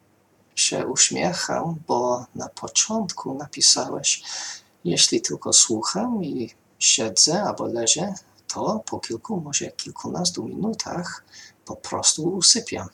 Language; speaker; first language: Polish; non-native, fluent; English